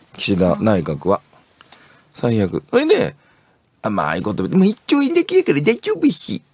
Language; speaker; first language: Japanese; native; Japanese